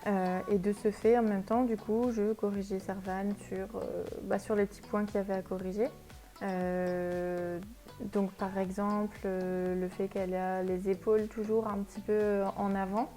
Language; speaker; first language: French; native; French